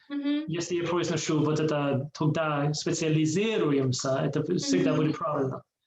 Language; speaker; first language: Russian; non-native, learner; English